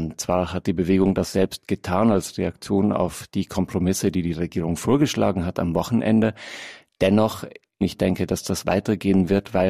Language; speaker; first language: German; native; German